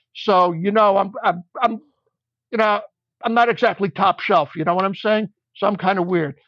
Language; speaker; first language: English; native; English